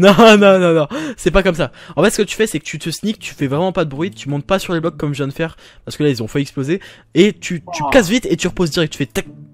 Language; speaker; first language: French; native; French